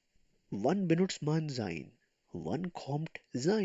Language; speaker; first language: German; non-native, fluent; Urdu